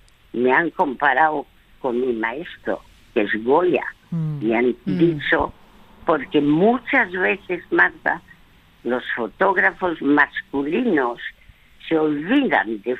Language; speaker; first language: Spanish; early bilingual, other home language; French